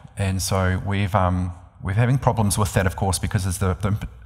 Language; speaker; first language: English; native; English